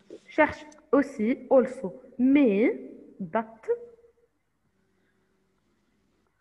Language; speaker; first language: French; non-native, fluent; Arabic